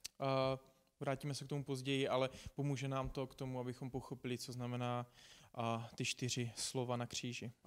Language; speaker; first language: Czech; non-native, fluent; English